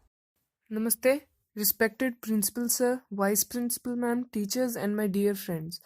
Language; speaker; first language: English; non-native, local second language; Hindi